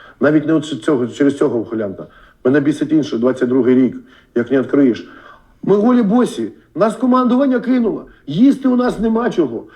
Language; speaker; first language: Ukrainian; non-native, local second language; Russian